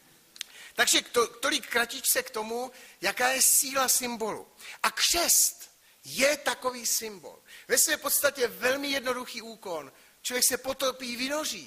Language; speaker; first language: Czech; native; Czech